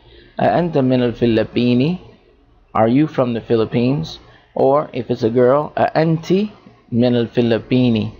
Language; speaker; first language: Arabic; non-native, fluent; English